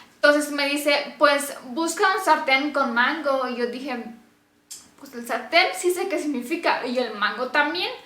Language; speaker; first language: Spanish; non-native, fluent; Romanian